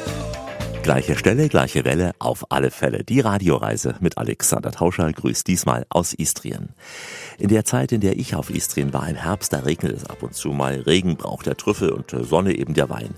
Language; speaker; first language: German; native; German